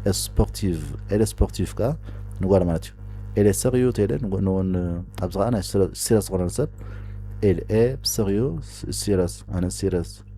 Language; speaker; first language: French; non-native, fluent; Tigrinya